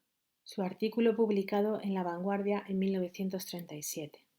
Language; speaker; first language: Spanish; native; Spanish